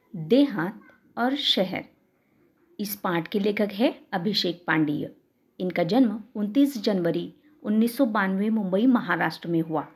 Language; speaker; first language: Hindi; non-native, local second language; Marathi